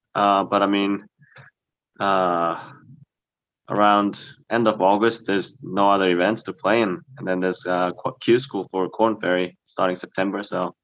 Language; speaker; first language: English; early bilingual, other home language; Korean